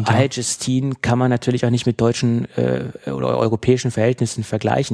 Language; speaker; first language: German; native; German